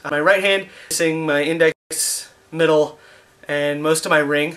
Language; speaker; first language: English; native; English